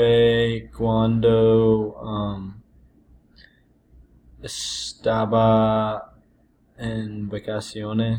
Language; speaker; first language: Spanish; non-native, learner; English